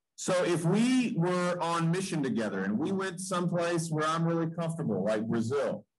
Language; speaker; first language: Portuguese; non-native, fluent; English